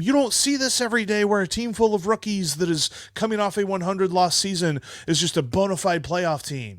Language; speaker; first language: English; native; English